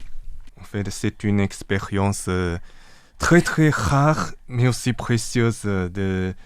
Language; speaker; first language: French; non-native, fluent; Chinese